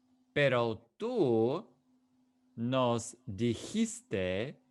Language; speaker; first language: Spanish; non-native, fluent; English